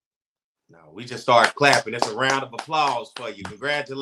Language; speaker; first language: English; native; English